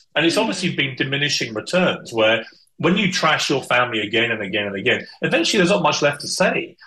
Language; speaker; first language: English; native; English